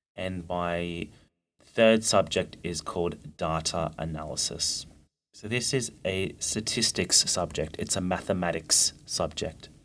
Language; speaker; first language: English; native; English